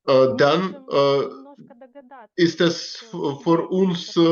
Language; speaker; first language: German; non-native, learner; Russian